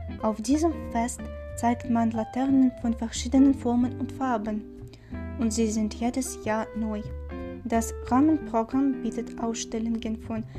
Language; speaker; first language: German; non-native, learner; Chinese